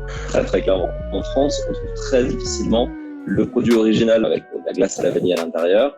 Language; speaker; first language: French; native; French